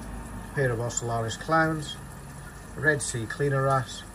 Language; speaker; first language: English; native; English